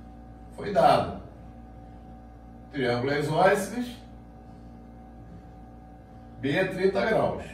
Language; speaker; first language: Portuguese; native; Portuguese